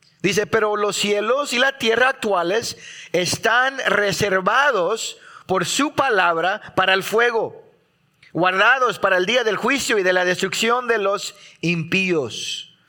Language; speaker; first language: Spanish; early bilingual, heritage; Spanish